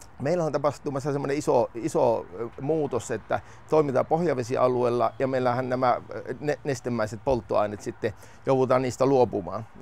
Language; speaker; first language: Finnish; native; Finnish